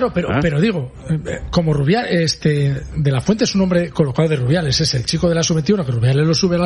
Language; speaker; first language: Spanish; native; Spanish